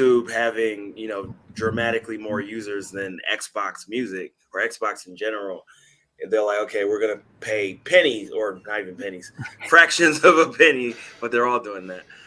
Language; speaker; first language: English; native; English